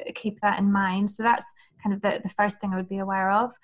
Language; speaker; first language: English; native; English